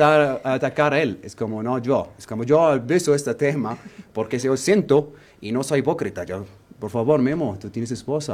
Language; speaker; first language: Spanish; non-native, learner; Arabic